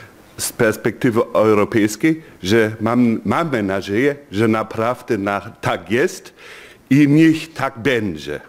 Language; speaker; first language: Polish; non-native, fluent; German